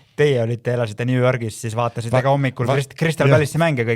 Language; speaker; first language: Estonian; native; Estonian